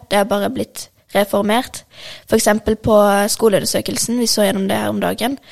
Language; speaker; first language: Norwegian; early bilingual, other home language; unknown